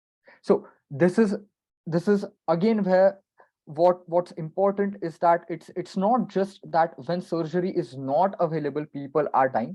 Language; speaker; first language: English; non-native, local second language; Marathi